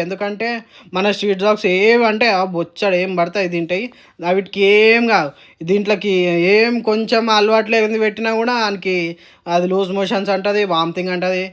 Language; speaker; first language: Telugu; native; Telugu